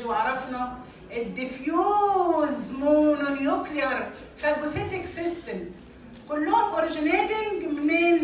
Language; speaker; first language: Arabic; native; Arabic